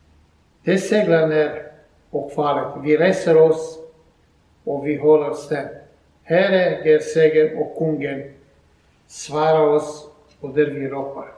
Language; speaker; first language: Swedish; non-native, learner; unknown